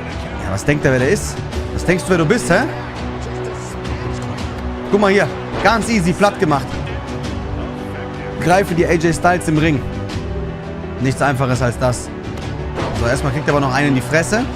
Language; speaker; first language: German; native; German